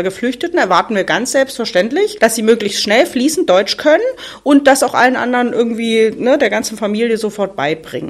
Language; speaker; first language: German; native; German